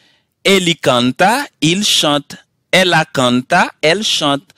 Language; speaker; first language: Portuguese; non-native, fluent; Haitian Creole